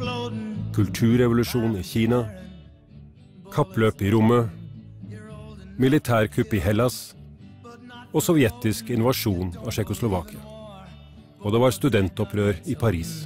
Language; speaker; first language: Norwegian; native; Norwegian